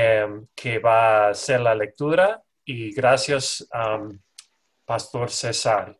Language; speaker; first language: Spanish; non-native, fluent; English